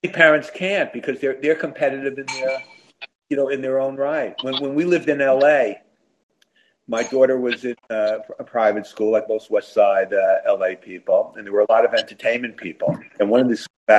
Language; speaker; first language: English; native; English